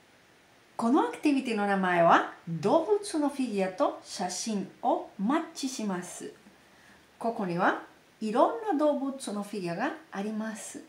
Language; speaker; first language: Japanese; non-native, fluent; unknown